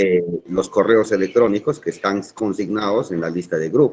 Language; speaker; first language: Spanish; native; Spanish